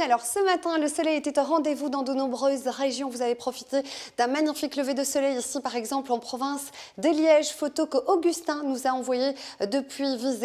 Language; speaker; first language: French; native; French